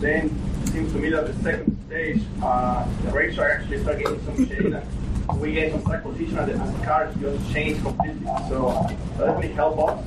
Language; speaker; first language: English; non-native, fluent; Spanish